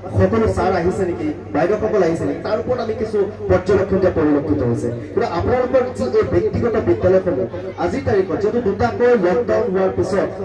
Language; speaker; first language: Assamese; non-native, local second language; Sylheti